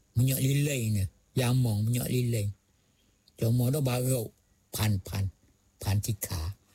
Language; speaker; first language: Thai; non-native, local second language; Malay